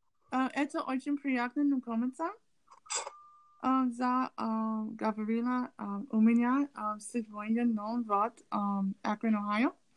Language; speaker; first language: Russian; non-native, learner; English